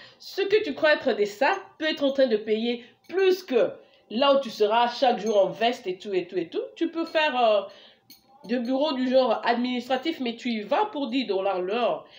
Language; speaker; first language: French; non-native, local second language; Lingala